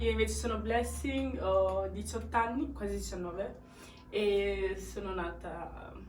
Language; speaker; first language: Italian; early bilingual, other home language; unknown